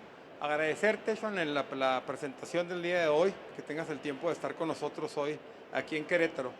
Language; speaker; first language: Spanish; native; Spanish